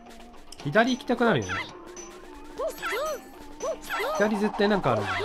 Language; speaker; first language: Japanese; native; Japanese